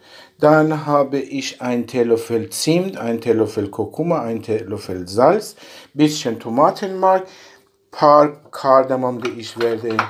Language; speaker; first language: German; non-native, fluent; Persian